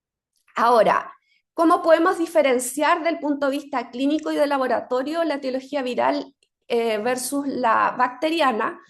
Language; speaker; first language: Spanish; native; Spanish